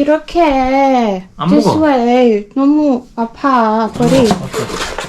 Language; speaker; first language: Korean; non-native, learner; Russian